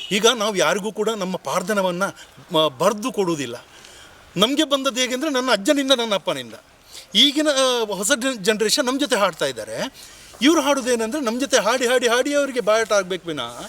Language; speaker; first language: Kannada; non-native, local second language; Tulu